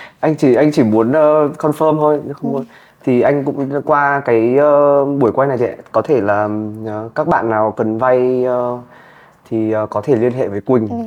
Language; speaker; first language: Vietnamese; native; Vietnamese